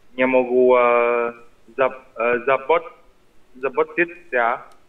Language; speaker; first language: Russian; non-native, learner; Vietnamese